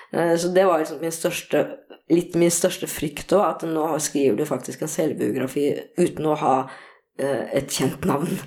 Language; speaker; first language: Norwegian; early bilingual, other home language; Korean